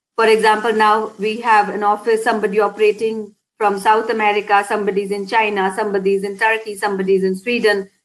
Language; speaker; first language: English; non-native, local second language; Hindi